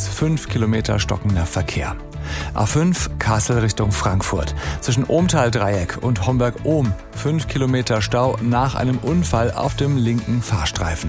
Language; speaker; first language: German; native; German